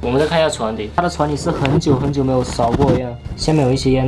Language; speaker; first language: Chinese; native; Chinese